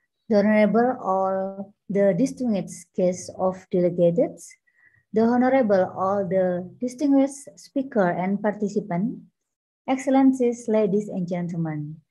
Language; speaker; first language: English; non-native, learner; Indonesian